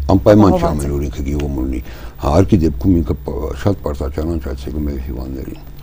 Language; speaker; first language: Armenian; native; Armenian